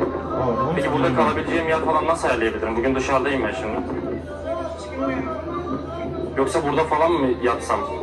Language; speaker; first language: Turkish; native; Turkish